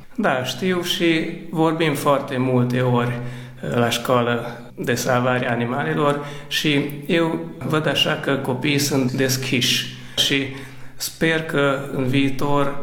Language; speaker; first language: Romanian; early bilingual, heritage; Romanian